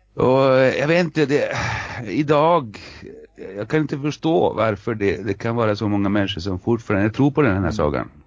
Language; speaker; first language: Swedish; non-native, fluent; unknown